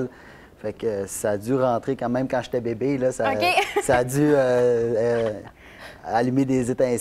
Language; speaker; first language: French; native; French